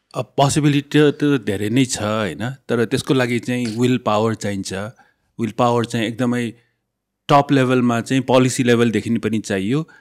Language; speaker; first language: Nepali; non-native, local second language; Newari